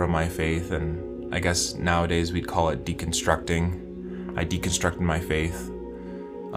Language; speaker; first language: English; native; English